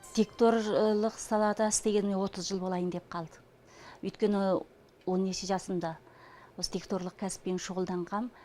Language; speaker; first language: Kazakh; native; Kazakh